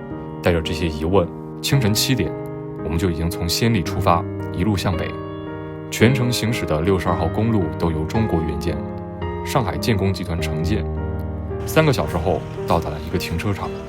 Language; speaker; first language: Chinese; native; Chinese